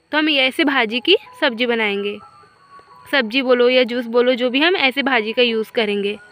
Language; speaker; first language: Hindi; non-native, local second language; Marathi